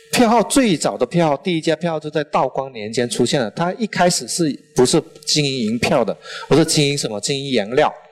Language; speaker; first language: Chinese; non-native, local second language; Min Nan Chinese